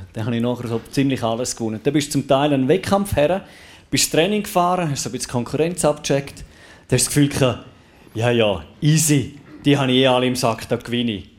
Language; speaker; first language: German; native; German